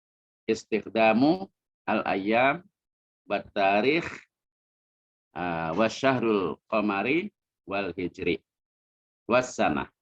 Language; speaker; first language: Arabic; non-native, fluent; Indonesian